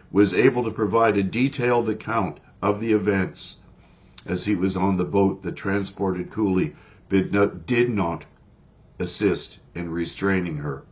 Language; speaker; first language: English; native; English